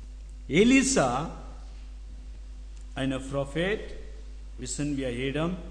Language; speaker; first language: German; non-native, learner; Tamil